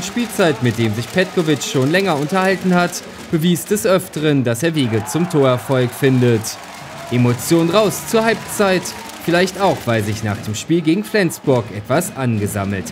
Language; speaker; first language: German; native; German